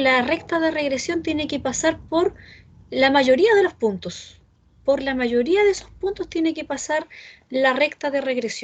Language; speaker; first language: Spanish; native; Spanish